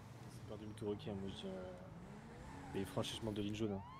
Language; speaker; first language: French; native; French